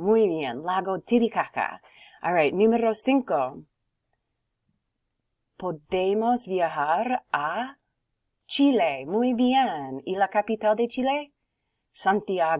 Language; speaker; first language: Spanish; non-native, learner; English